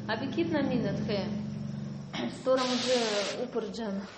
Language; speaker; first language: Hindi; non-native, learner; Russian